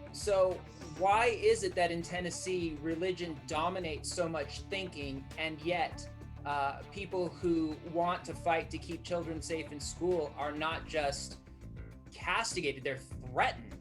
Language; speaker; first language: English; native; English